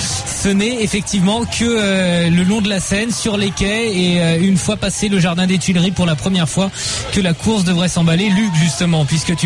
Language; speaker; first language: French; native; French